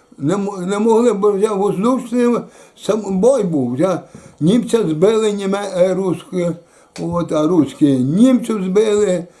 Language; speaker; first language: Ukrainian; native; Ukrainian